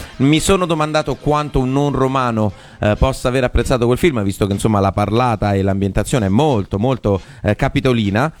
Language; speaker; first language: Italian; native; Italian